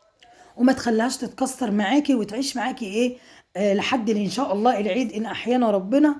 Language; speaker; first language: Arabic; native; Arabic